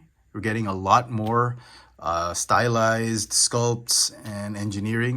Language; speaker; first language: English; native; English